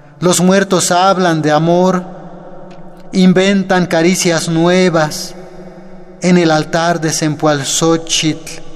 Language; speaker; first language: Spanish; non-native, local second language; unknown